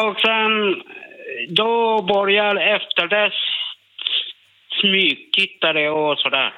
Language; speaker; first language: Swedish; non-native, learner; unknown